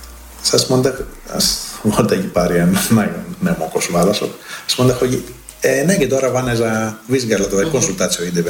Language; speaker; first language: Hungarian; non-native, learner; Greek